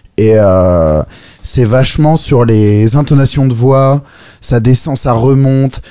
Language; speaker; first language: French; native; French